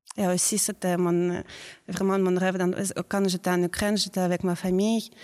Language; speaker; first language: French; non-native, learner; Ukrainian